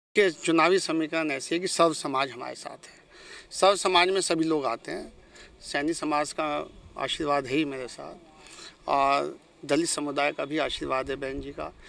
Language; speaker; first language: Hindi; native; Hindi